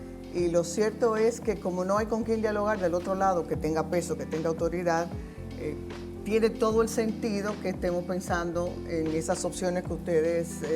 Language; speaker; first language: Spanish; native; Spanish